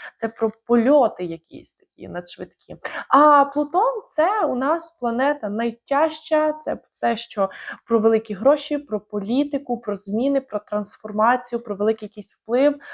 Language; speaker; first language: Ukrainian; non-native, local second language; Russian